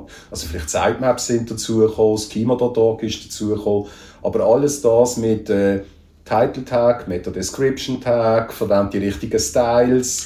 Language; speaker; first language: German; native; German